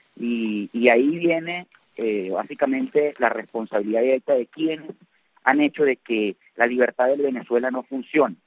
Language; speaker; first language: Spanish; native; Spanish